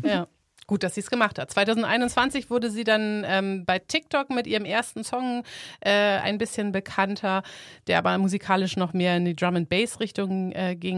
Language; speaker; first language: German; native; German